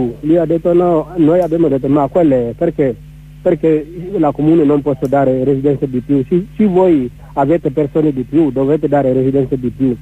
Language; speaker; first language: Italian; non-native, learner; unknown